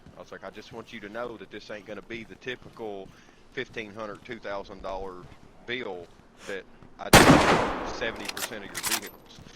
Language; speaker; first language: English; native; English